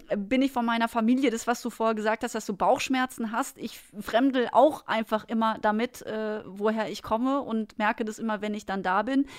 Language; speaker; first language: German; native; German